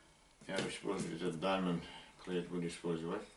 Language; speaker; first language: Russian; non-native, learner; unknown